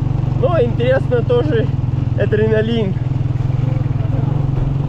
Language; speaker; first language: Russian; non-native, learner; Pashto